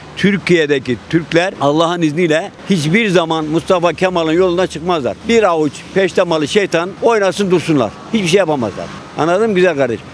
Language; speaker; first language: Turkish; native; Turkish